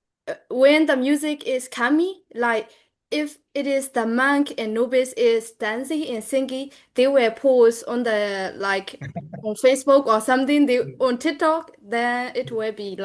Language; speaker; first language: English; non-native, learner; Burmese